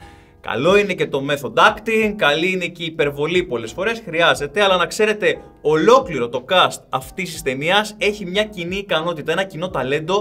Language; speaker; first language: Greek; native; Greek